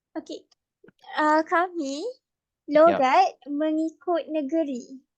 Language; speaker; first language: Malay; native; Malay